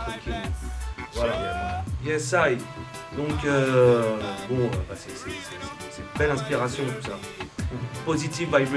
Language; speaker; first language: French; native; French